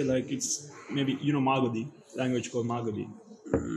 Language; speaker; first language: English; non-native, local second language; Sinhala